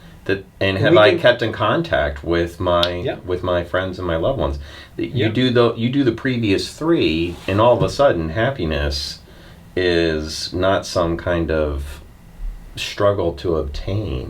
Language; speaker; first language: English; native; English